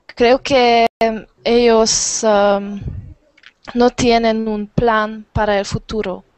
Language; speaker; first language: Spanish; non-native, learner; Hungarian